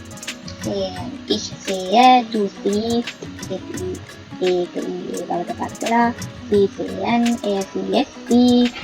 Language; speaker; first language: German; non-native, fluent; Sinhala